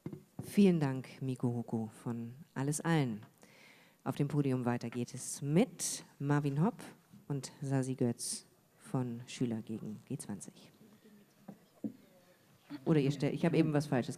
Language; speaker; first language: German; native; German